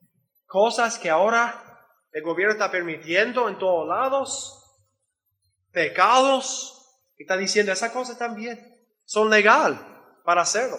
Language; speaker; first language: Spanish; non-native, learner; English